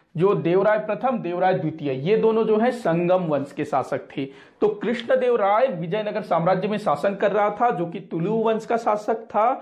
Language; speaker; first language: Hindi; non-native, local second language; Marathi